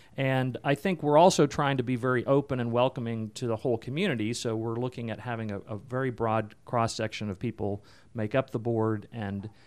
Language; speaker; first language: English; native; English